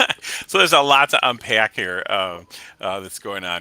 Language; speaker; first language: English; native; English